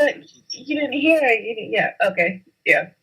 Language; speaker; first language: English; native; English